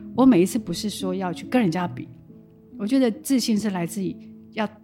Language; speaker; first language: Chinese; non-native, local second language; Amis